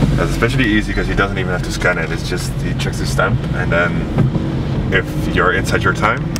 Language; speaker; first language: English; native; English